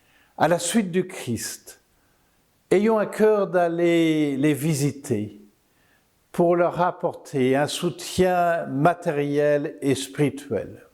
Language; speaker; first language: French; native; French